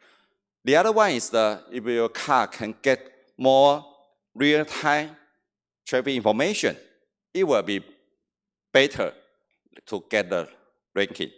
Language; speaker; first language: English; non-native, learner; Chinese